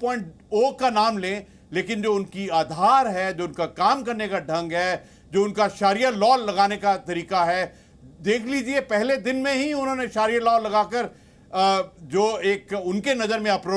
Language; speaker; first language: Hindi; native; Hindi